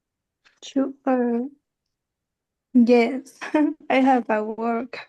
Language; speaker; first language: English; non-native, learner; Spanish